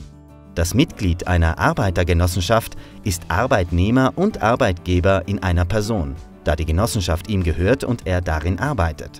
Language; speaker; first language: German; native; German